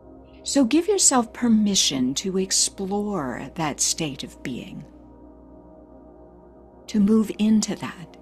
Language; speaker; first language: English; native; English